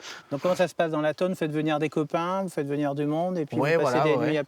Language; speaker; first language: French; native; French